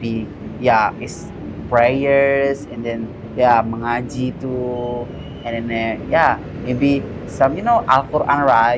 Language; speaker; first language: English; non-native, learner; Indonesian